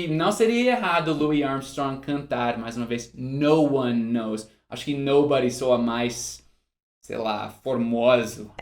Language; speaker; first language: Portuguese; non-native, fluent; English